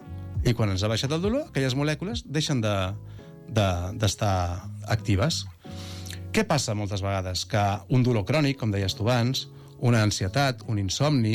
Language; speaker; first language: Catalan; native; Catalan